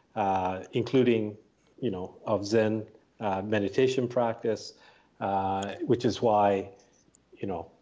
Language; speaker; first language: English; early bilingual, other home language; Japanese